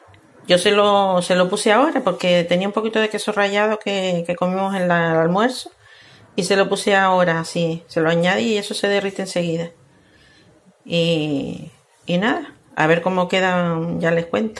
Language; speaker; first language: Spanish; native; Spanish